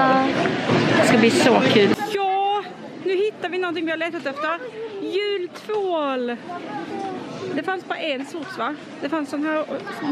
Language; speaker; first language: Swedish; native; Swedish